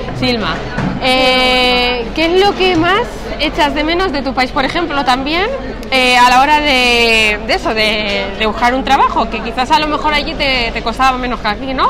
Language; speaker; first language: Spanish; native; Spanish